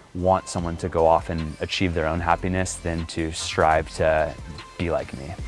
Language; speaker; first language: English; native; English